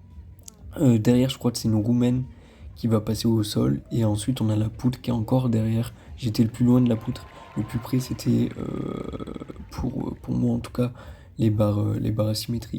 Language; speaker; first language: French; native; French